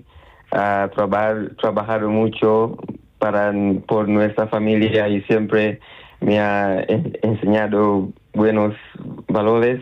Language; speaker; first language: Spanish; non-native, learner; Swahili